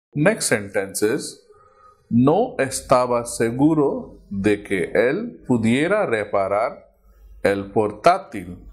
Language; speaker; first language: Spanish; non-native, fluent; Hindi